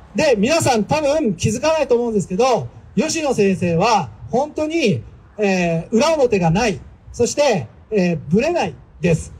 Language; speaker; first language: Japanese; native; Japanese